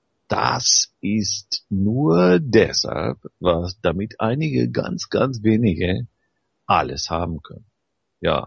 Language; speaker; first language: German; native; German